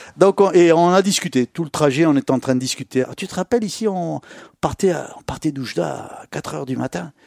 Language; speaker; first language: French; native; French